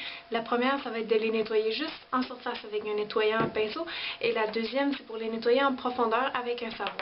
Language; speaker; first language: French; native; French